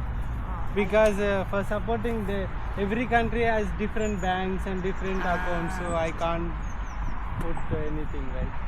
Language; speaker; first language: English; non-native, local second language; Telugu